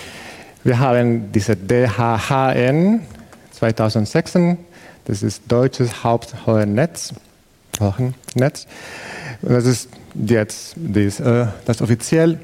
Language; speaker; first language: German; non-native, fluent; Spanish